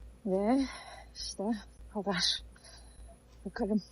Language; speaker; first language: Turkish; non-native, fluent; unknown